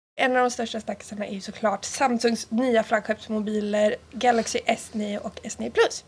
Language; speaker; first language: Swedish; early bilingual, other home language; Italian